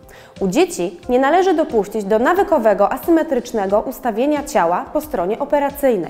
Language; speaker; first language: Polish; native; Polish